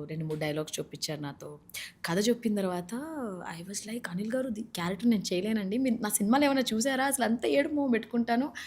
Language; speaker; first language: Telugu; native; Telugu